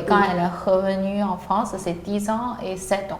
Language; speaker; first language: French; non-native, learner; Chinese